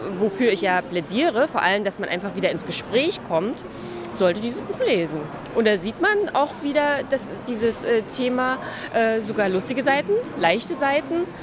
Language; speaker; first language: German; native; German